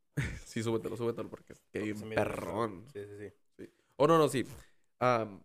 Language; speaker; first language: Spanish; early bilingual, heritage; Spanish